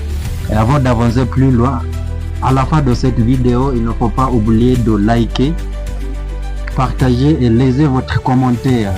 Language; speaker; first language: French; non-native, learner; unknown